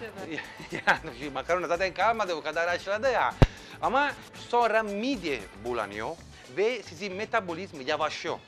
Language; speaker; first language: Turkish; non-native, fluent; Italian